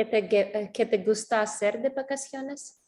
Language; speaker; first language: Spanish; non-native, learner; English